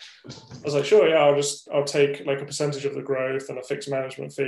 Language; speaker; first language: English; native; English